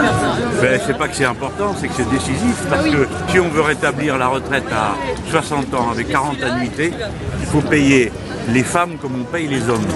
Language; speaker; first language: French; native; French